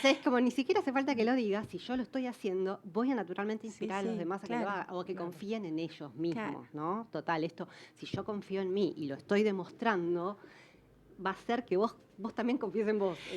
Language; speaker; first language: Spanish; native; Spanish